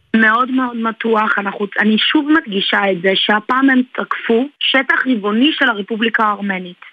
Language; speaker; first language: Hebrew; early bilingual, other home language; Armenian